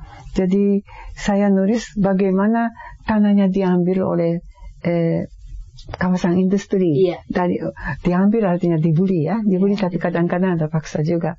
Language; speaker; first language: Indonesian; non-native, fluent; Japanese